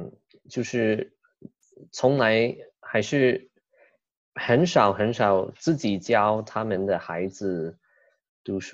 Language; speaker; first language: Chinese; non-native, fluent; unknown